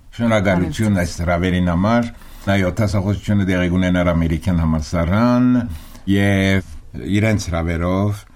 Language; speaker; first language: Armenian; early bilingual, heritage; Armenian